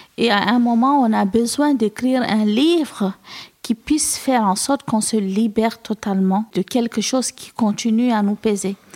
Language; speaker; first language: French; non-native, local second language; Fula